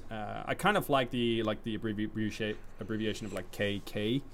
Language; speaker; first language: English; non-native, fluent; Dutch